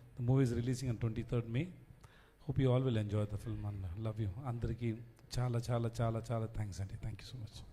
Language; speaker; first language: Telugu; non-native, learner; Tamil